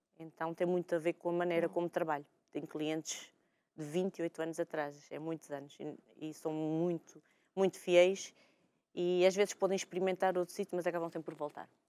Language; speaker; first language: Portuguese; early bilingual, heritage; Portuguese